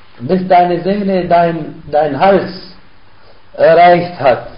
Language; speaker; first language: German; non-native, fluent; Arabic